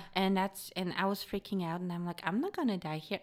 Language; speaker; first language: English; non-native, fluent; Polish